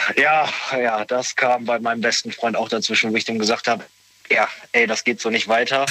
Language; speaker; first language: German; native; German